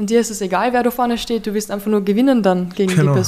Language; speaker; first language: German; native; German